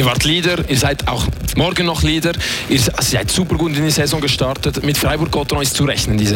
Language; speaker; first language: German; native; German